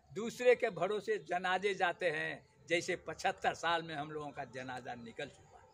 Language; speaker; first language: Hindi; native; Hindi